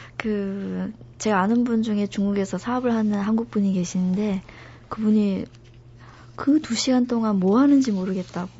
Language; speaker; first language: Korean; non-native, fluent; Chinese